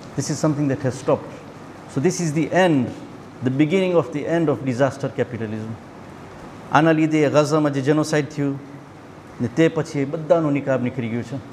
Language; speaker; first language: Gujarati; early bilingual, heritage; Gujarati